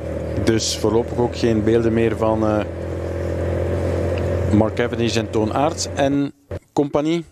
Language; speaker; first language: Dutch; native; Dutch